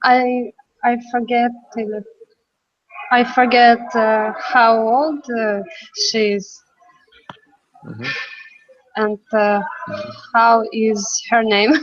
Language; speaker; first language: English; non-native, learner; Russian